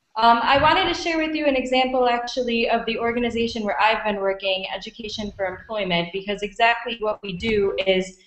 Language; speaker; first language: English; native; English